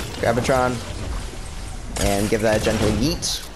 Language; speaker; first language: English; native; English